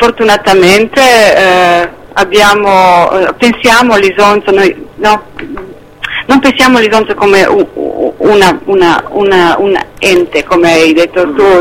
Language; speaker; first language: Italian; non-native, fluent; Slovenian